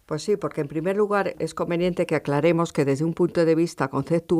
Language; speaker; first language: Spanish; native; Spanish